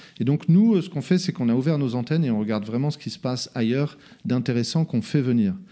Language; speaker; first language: French; native; French